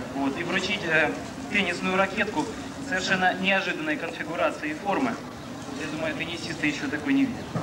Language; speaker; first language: Russian; native; Russian